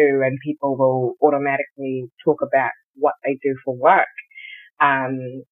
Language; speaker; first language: English; early bilingual, other home language; Shona